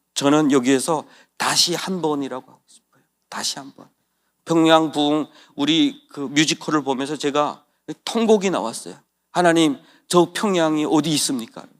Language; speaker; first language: Korean; native; Korean